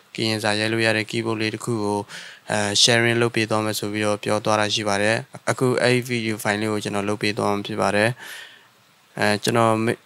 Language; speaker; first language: Burmese; non-native, local second language; S'gaw Karen